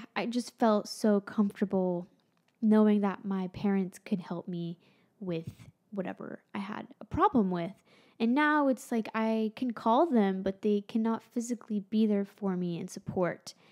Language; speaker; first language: English; native; English